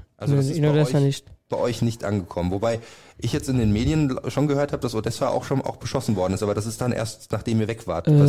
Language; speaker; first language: German; native; German